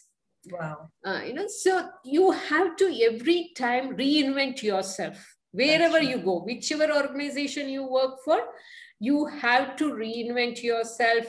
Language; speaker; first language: English; non-native, local second language; Kannada